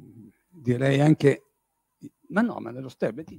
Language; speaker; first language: Italian; native; Italian